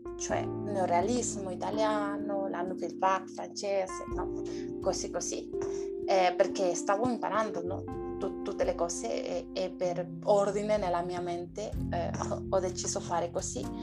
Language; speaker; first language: Italian; non-native, learner; Spanish